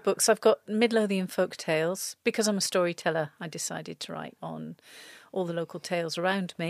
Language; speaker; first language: English; native; English